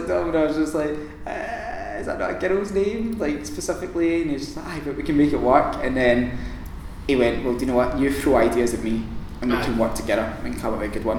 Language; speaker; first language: English; native; English